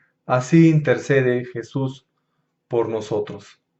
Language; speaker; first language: Spanish; native; Spanish